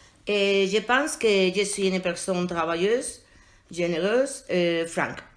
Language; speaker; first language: French; non-native, learner; Spanish